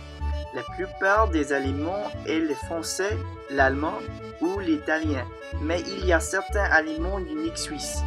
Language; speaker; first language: French; non-native, learner; English